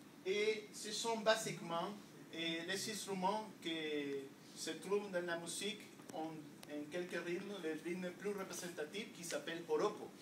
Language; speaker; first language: French; non-native, learner; Spanish